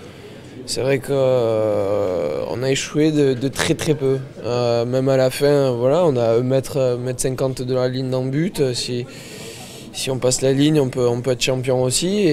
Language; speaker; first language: French; native; French